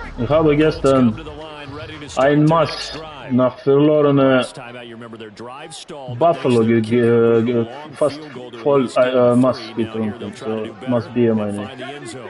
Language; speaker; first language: German; non-native, learner; Russian